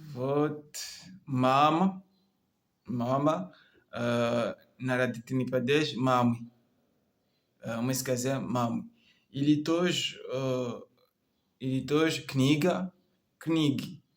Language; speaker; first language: Russian; non-native, learner; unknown